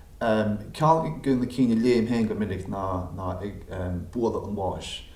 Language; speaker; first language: Irish; native; Irish